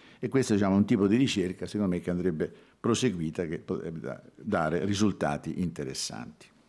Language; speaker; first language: Italian; native; Italian